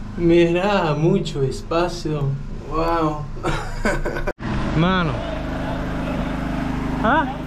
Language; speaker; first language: Spanish; non-native, learner; English